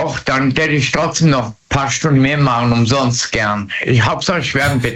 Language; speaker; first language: German; native; German